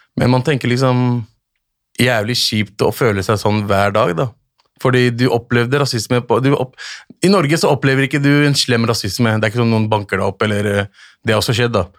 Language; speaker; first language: Norwegian; early bilingual, other home language; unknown